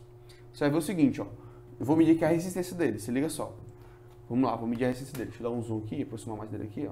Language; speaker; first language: Portuguese; native; Portuguese